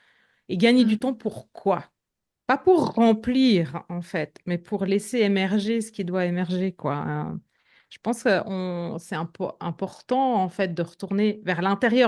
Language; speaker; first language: French; native; French